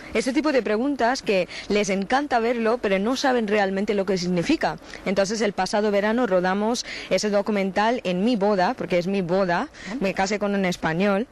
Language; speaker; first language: Spanish; non-native, fluent; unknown